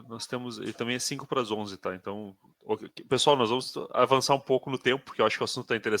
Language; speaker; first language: Portuguese; native; Portuguese